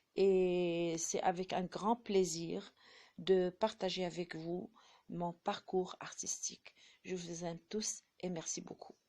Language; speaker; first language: French; non-native, local second language; Arabic